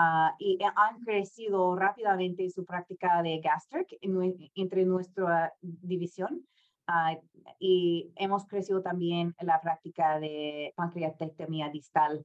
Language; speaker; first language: Spanish; non-native, fluent; English